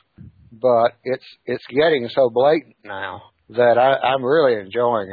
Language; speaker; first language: English; native; English